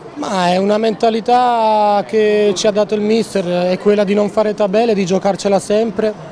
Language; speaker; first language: Italian; native; Italian